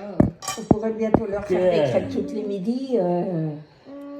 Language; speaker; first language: French; native; French